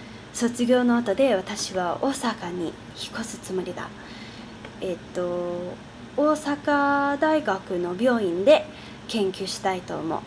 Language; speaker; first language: Japanese; non-native, learner; English